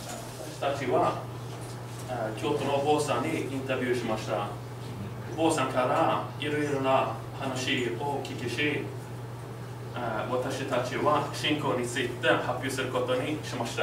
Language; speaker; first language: Japanese; non-native, learner; Swedish